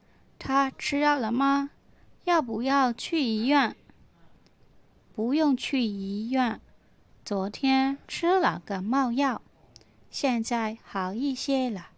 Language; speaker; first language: Chinese; non-native, learner; Burmese